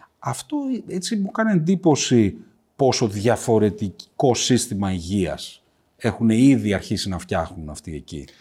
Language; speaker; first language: Greek; native; Greek